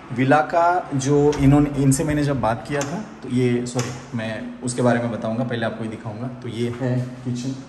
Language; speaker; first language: Hindi; non-native, local second language; Marathi